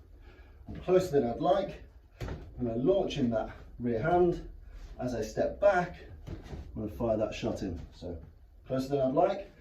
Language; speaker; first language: English; native; English